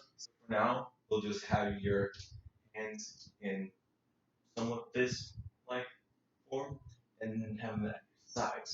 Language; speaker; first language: English; native; English